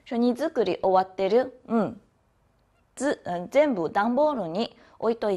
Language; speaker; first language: Japanese; non-native, fluent; Chinese